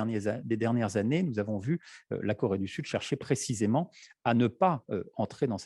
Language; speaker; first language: French; native; French